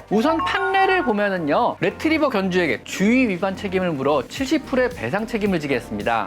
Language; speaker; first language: Korean; native; Korean